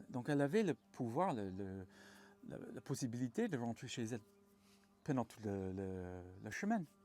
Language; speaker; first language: French; non-native, fluent; English